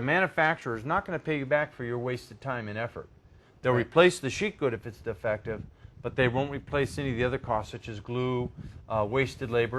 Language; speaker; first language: English; native; English